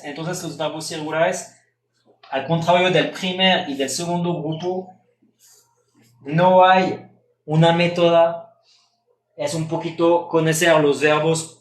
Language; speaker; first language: Spanish; non-native, fluent; French